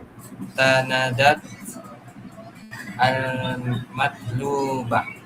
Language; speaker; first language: Arabic; non-native, learner; Malay